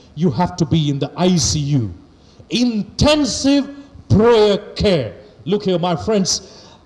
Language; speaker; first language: English; non-native, local second language; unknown